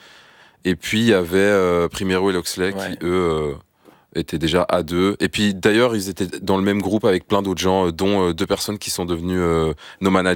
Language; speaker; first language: French; native; French